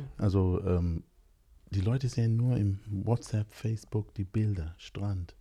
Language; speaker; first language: German; non-native, fluent; English